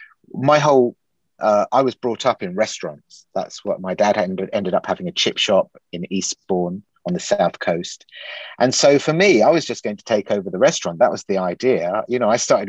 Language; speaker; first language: English; native; English